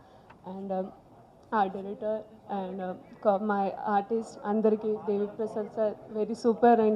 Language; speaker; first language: Telugu; non-native, learner; Malayalam